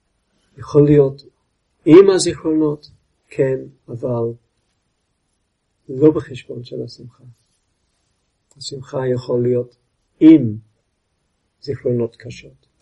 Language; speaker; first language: Hebrew; non-native, fluent; English